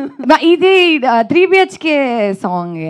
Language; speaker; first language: Telugu; non-native, learner; Kannada